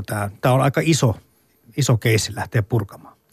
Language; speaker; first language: Finnish; native; Finnish